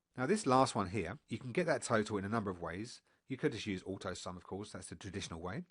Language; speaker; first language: English; native; English